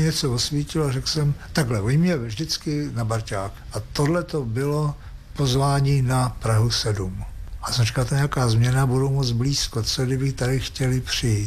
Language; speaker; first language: Czech; native; Czech